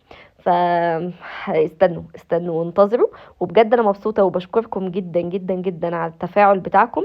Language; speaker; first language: Arabic; native; Arabic